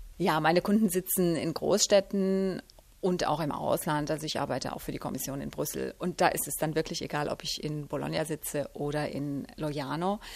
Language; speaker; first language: German; native; German